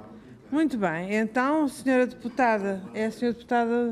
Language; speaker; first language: Portuguese; native; Portuguese